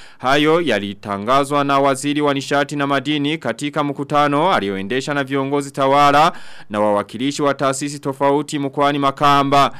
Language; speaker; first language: Swahili; non-native, local second language; Rundi